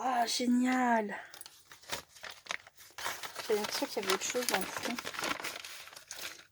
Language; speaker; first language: French; native; French